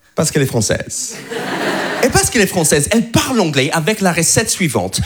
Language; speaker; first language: French; non-native, fluent; English